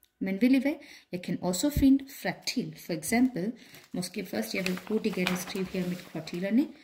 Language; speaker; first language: Danish; non-native, fluent; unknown